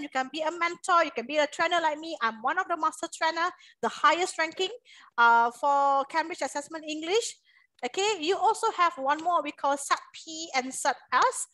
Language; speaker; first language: English; non-native, local second language; Malay